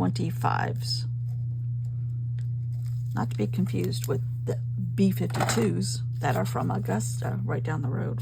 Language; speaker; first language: English; native; English